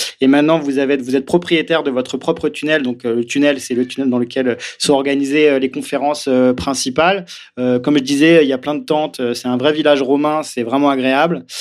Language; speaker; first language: French; native; French